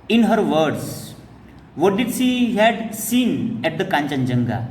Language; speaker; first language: English; non-native, local second language; Gujarati